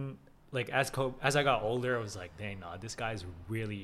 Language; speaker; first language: English; early bilingual, other home language; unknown